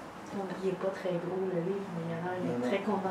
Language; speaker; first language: French; native; French